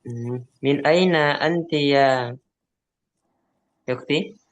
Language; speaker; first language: Arabic; non-native, learner; Indonesian